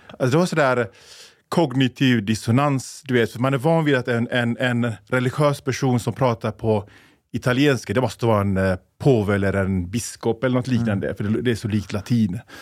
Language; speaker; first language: Swedish; early bilingual, other home language; Persian